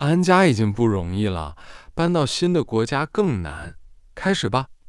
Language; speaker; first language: Chinese; non-native, fluent; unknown